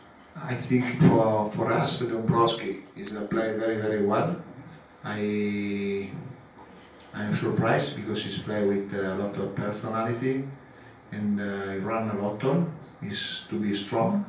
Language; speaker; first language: English; non-native, learner; Italian